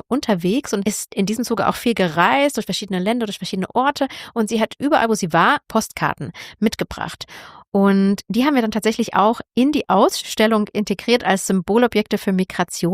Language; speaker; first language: German; native; German